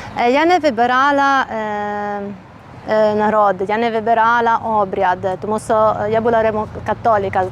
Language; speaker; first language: Ukrainian; non-native, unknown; Italian